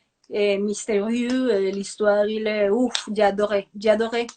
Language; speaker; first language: French; non-native, fluent; Spanish